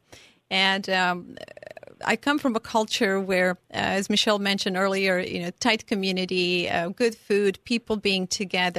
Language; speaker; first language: English; non-native, fluent; Serbian